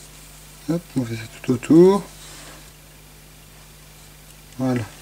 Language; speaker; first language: French; native; French